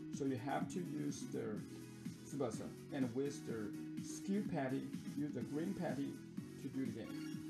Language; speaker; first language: English; non-native, learner; Japanese